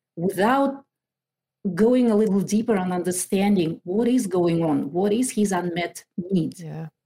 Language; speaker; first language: English; non-native, fluent; Kazakh